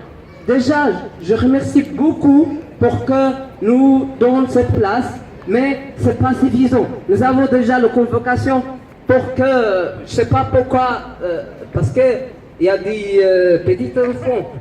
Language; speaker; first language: French; non-native, learner; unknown